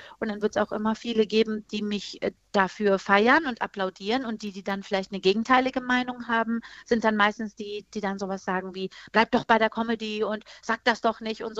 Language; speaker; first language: German; early bilingual, other home language; Persian